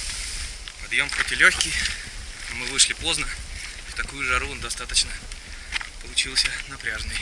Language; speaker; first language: Russian; native; Russian